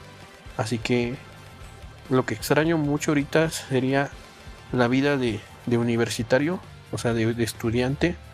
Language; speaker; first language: Spanish; native; Spanish